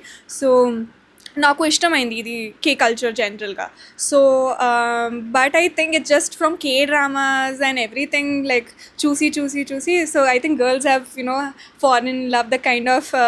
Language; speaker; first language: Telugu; non-native, learner; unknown